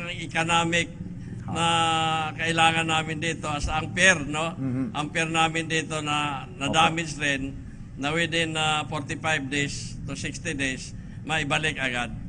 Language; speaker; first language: Filipino; non-native, local second language; Cebuano